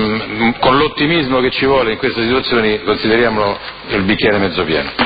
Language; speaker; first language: Italian; native; Italian